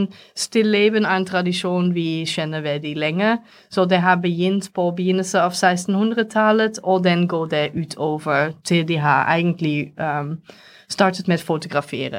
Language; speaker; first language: Swedish; non-native, fluent; Dutch